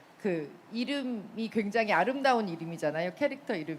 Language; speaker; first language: Korean; native; Korean